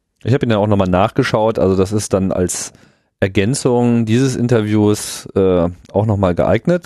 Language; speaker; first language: German; native; German